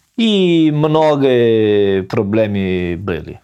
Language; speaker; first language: Russian; non-native, learner; Italian